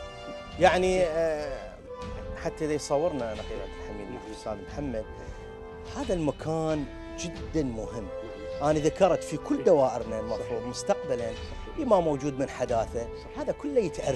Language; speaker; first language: Arabic; native; Arabic